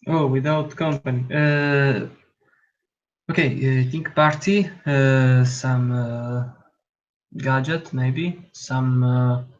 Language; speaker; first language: English; non-native, learner; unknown